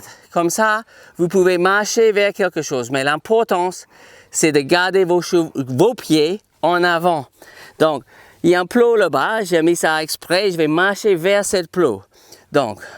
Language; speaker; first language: French; non-native, fluent; English